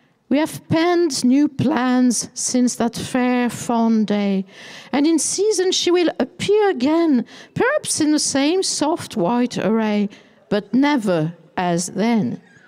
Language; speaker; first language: English; non-native, fluent; French